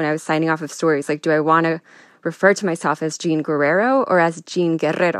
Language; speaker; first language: English; early bilingual, other home language; Spanish